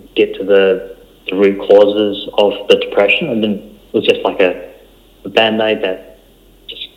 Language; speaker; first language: English; early bilingual, other home language; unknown